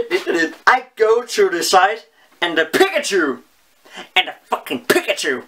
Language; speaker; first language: English; non-native, learner; Danish